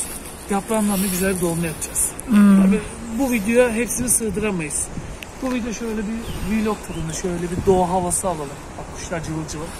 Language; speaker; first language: Turkish; native; Turkish